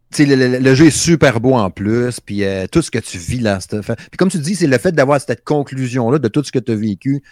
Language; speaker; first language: French; native; French